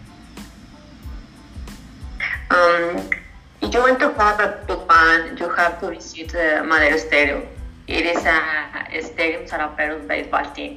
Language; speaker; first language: English; non-native, learner; Spanish